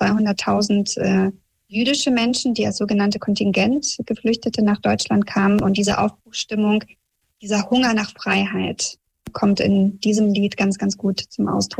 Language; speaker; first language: German; early bilingual, other home language; Russian